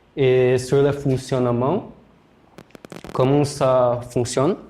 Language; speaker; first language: French; non-native, learner; Portuguese